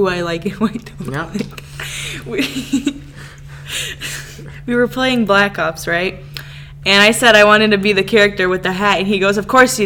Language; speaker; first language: English; early bilingual, other home language; Serbian